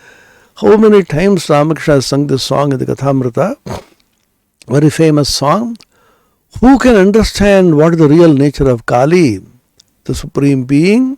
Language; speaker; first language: English; non-native, local second language; Bangla